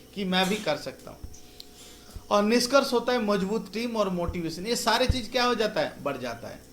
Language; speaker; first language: Hindi; non-native, local second language; Bangla